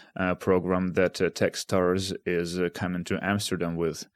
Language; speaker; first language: English; non-native, fluent; Ukrainian